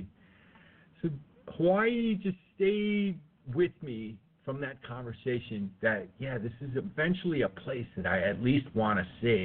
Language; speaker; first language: English; native; English